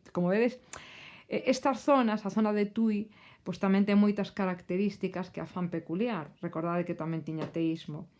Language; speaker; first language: Galician; native; Galician